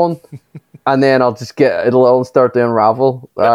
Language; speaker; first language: English; native; English